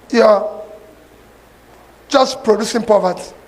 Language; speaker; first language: English; non-native, local second language; Igbo